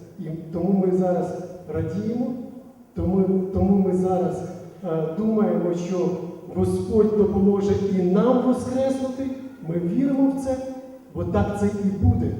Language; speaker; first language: Ukrainian; non-native, local second language; Russian